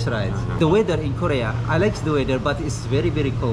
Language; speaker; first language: English; non-native, learner; Indonesian